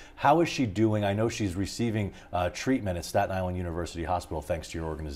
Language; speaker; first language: English; native; English